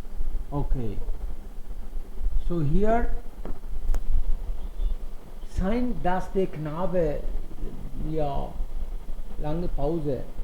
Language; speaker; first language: German; non-native, fluent; Hindi